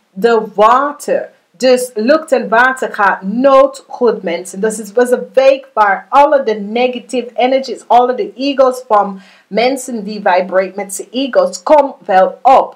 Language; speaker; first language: Dutch; non-native, learner; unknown